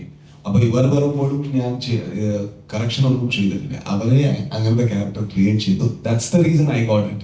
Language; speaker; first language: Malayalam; non-native, learner; Kannada